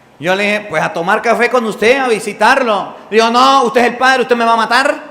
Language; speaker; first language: Spanish; native; Spanish